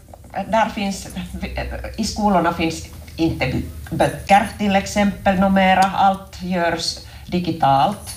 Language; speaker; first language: Swedish; non-native, local second language; Finnish